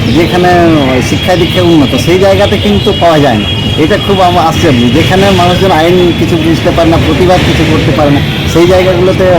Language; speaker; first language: Bangla; non-native, local second language; Santali